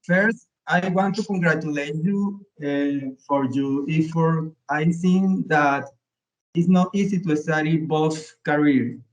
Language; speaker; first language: English; non-native, learner; Spanish